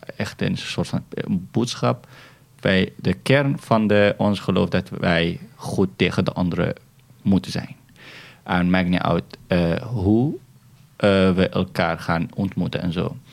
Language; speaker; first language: Dutch; non-native, fluent; Arabic